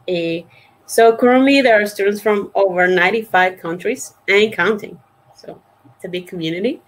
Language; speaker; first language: English; non-native, fluent; Spanish